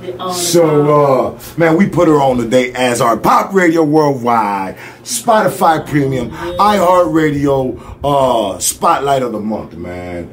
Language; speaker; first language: English; early bilingual, other home language; Spanish